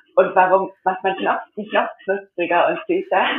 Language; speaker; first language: German; early bilingual, heritage; German